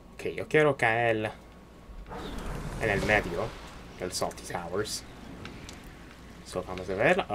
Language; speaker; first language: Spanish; early bilingual, heritage; Spanish